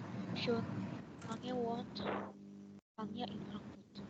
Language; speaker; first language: German; non-native, learner; Indonesian